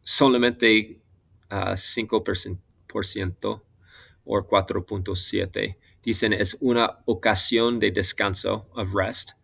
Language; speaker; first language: Spanish; non-native, fluent; English